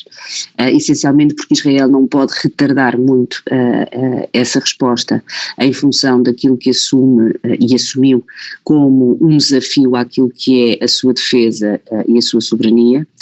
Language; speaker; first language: Portuguese; native; Portuguese